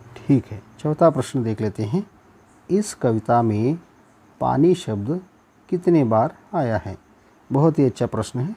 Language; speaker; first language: Hindi; non-native, local second language; Kannada